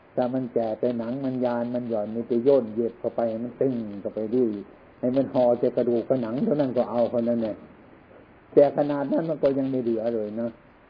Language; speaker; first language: Thai; non-native, local second language; Northeastern Thai